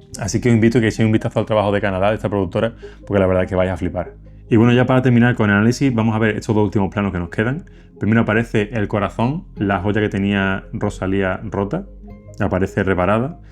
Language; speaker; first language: Spanish; native; Spanish